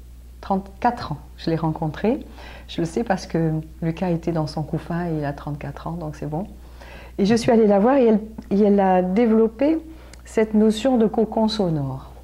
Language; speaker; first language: French; native; French